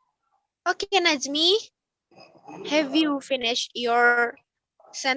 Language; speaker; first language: English; non-native, learner; Indonesian